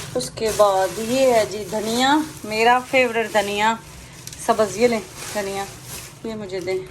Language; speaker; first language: Urdu; native; Urdu